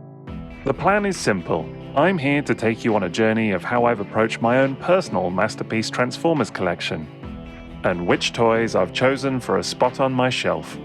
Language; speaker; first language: English; native; English